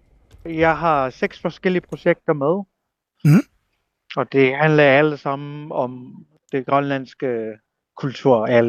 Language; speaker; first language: Danish; non-native, local second language; Kalaallisut